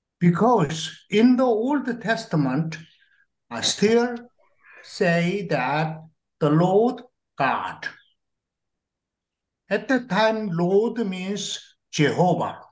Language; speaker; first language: English; non-native, learner; Korean